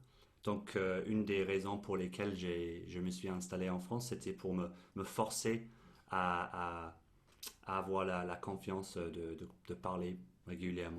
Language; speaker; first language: French; non-native, fluent; English